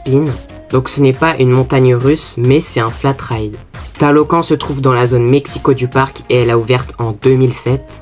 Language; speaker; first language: French; native; French